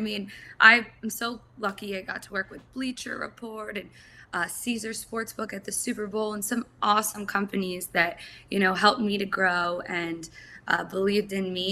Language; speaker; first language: English; native; English